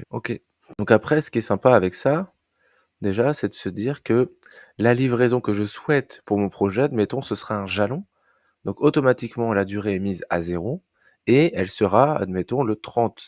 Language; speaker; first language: French; native; French